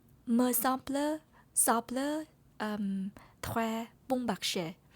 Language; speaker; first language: French; non-native, learner; Vietnamese